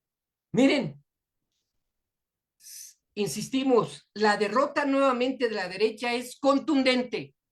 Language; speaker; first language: Spanish; native; Spanish